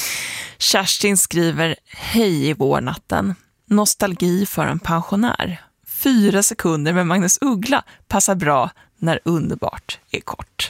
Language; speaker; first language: Swedish; native; Swedish